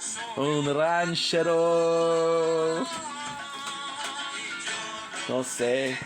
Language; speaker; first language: Spanish; non-native, learner; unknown